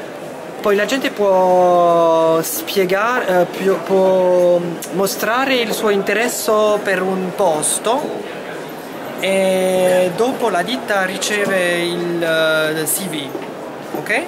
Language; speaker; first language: Italian; non-native, fluent; French